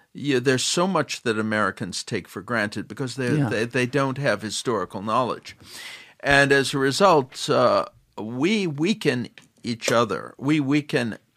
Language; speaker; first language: English; native; English